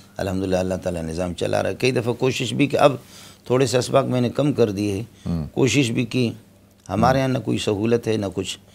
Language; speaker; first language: Urdu; non-native, local second language; Brahui